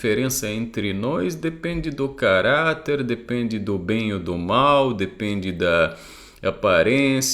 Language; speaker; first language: Portuguese; non-native, fluent; Arabic